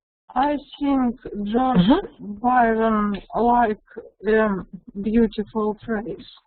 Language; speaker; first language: English; non-native, learner; Russian